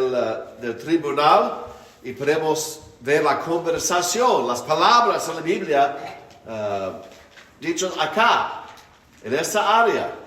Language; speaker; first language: Spanish; non-native, fluent; English